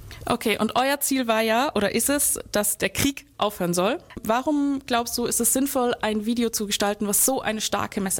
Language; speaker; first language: German; native; German